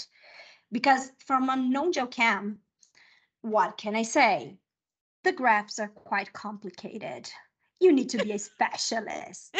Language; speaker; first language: English; non-native, fluent; Portuguese